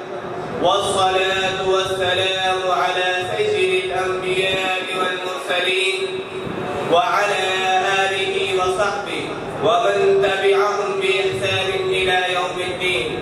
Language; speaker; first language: Arabic; non-native, fluent; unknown